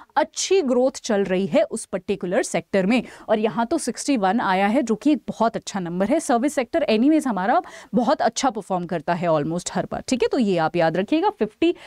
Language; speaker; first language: Hindi; native; Hindi